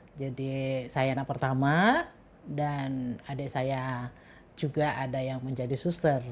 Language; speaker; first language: Indonesian; native; Indonesian